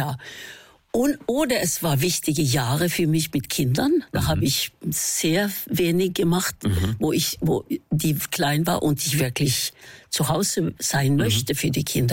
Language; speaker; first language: German; non-native, fluent; Norwegian